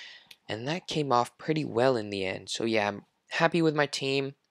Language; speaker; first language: English; non-native, fluent; French